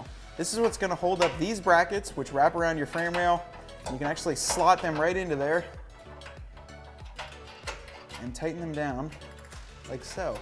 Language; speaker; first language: English; native; English